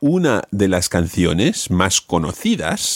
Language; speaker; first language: Spanish; non-native, fluent; English